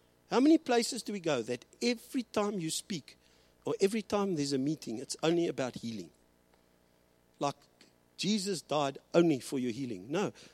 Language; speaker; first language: English; early bilingual, other home language; Afrikaans